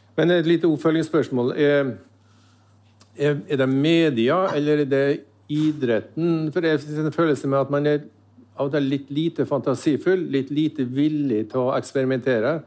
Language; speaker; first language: Norwegian; native; Norwegian